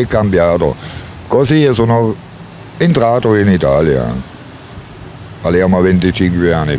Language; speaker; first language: Italian; non-native, learner; German